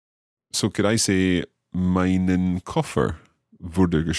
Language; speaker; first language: German; non-native, learner; English